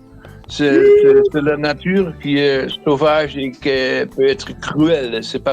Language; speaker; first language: French; non-native, fluent; Dutch